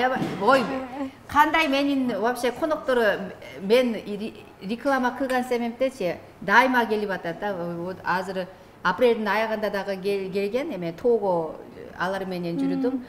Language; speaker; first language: Kyrgyz; non-native, learner; Korean